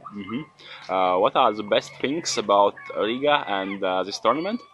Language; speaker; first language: English; non-native, learner; Latvian